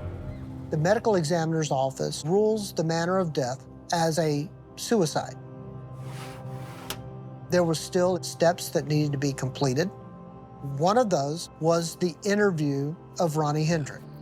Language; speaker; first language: English; native; English